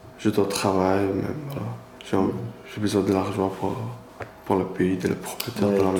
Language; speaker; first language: French; non-native, learner; Persian